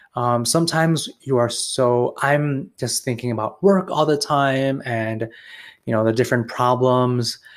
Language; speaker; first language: English; native; English